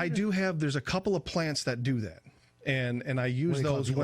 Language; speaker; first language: English; native; English